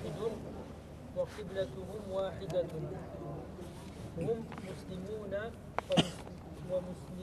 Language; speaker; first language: Arabic; non-native, learner; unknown